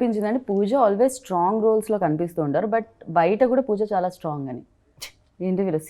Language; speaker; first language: Telugu; native; Telugu